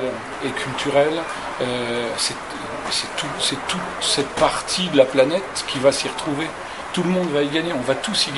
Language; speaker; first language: French; native; French